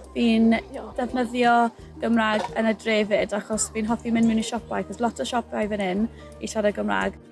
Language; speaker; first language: Welsh; non-native, local second language; English